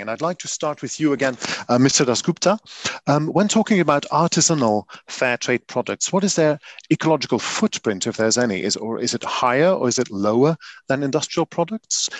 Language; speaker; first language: English; non-native, fluent; Dutch